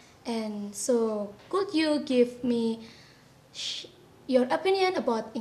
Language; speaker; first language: English; non-native, learner; Indonesian